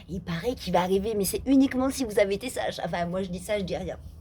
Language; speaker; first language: French; native; French